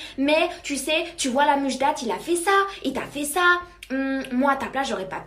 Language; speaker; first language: French; native; French